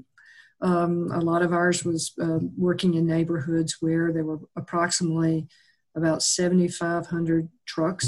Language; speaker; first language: English; native; English